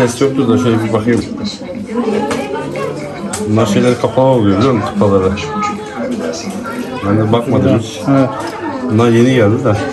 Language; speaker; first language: Turkish; native; Turkish